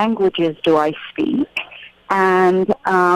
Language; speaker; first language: English; native; English